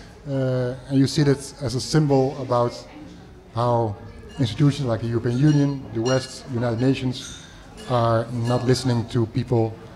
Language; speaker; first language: English; non-native, fluent; Dutch